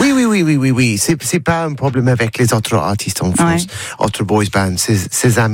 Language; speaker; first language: French; non-native, learner; English